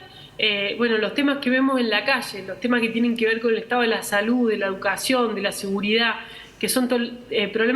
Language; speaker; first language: Spanish; native; Spanish